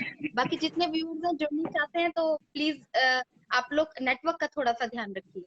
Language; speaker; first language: Hindi; native; Hindi